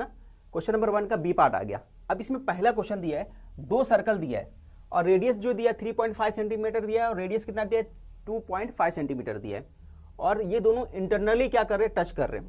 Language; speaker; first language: Hindi; native; Hindi